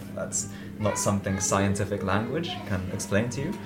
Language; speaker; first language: English; native; English